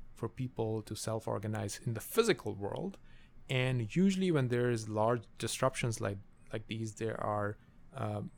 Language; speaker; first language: English; non-native, local second language; Urdu